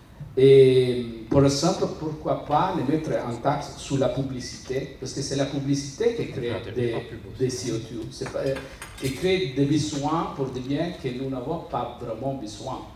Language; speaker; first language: French; non-native, learner; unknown